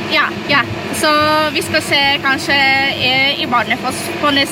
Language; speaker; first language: Norwegian; non-native, learner; Polish